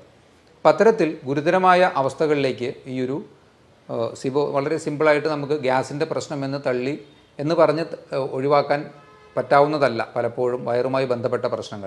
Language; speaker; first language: Malayalam; native; Malayalam